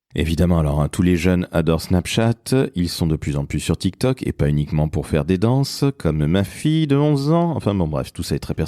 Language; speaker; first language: French; native; French